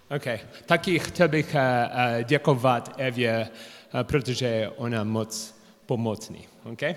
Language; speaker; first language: Czech; non-native, learner; English